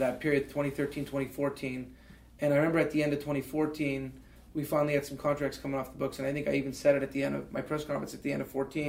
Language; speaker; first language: English; native; English